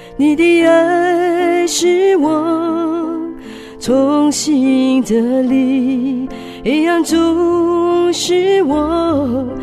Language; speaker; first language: Chinese; native; Chinese